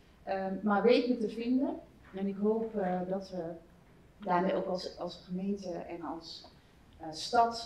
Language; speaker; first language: Dutch; native; Dutch